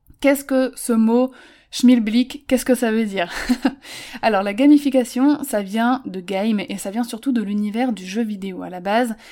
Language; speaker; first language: French; native; French